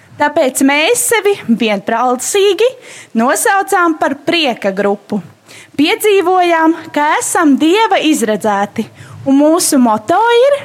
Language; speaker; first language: Latvian; native; Latvian